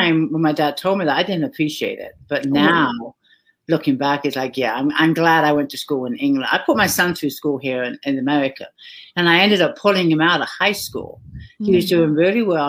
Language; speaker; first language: English; native; English